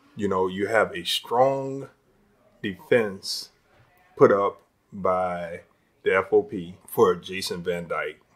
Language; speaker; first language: English; native; English